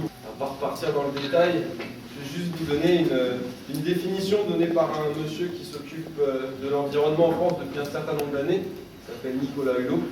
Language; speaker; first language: French; native; French